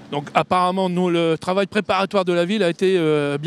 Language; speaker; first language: French; native; French